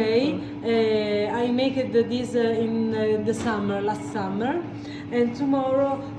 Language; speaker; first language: English; non-native, learner; Italian